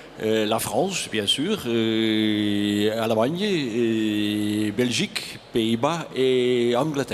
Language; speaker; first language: French; non-native, learner; Dutch